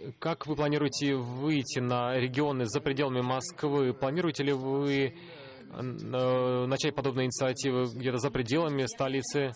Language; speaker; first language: Russian; native; Russian